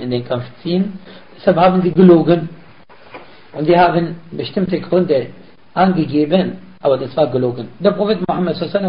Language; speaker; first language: German; non-native, fluent; Arabic